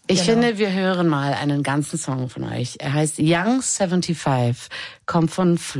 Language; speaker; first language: German; native; German